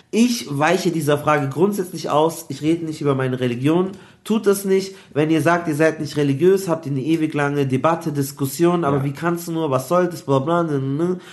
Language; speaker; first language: German; early bilingual, other home language; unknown